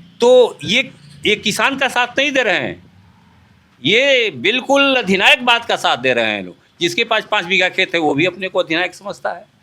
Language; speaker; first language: Hindi; native; Hindi